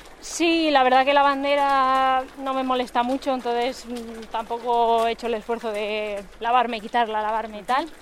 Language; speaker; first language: Spanish; native; Spanish